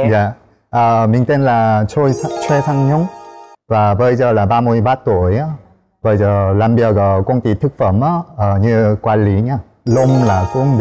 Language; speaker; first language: Vietnamese; non-native, learner; Korean